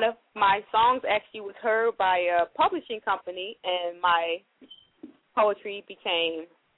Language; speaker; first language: English; native; English